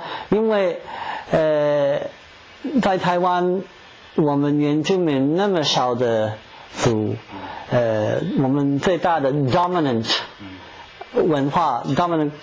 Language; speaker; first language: Chinese; non-native, fluent; English